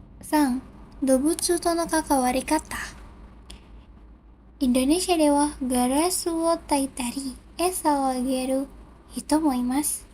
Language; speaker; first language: Japanese; non-native, learner; Indonesian